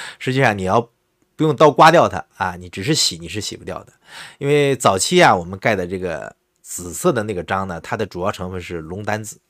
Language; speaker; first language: Chinese; native; Chinese